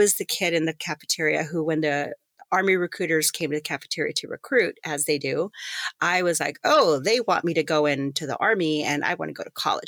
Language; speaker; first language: English; native; English